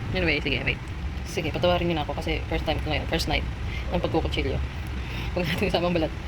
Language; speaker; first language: Filipino; non-native, local second language; Bikol